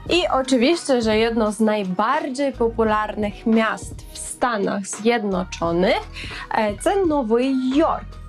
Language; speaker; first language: Polish; non-native, fluent; Ukrainian